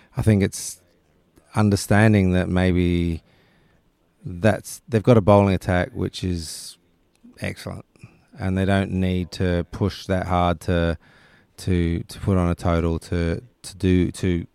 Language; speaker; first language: English; native; English